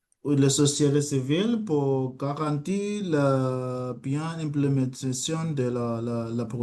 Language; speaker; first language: French; non-native, learner; English